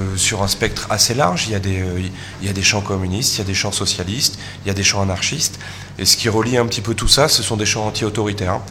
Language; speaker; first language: French; native; French